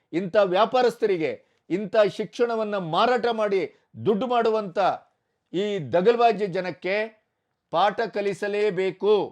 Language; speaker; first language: Kannada; native; Kannada